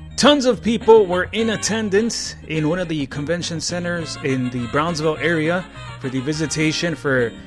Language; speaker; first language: English; early bilingual, other home language; Spanish